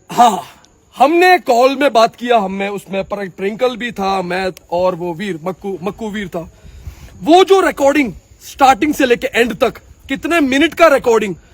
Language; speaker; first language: Hindi; non-native, local second language; Punjabi